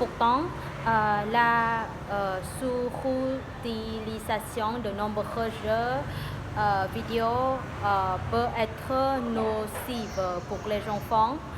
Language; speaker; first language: French; non-native, learner; Vietnamese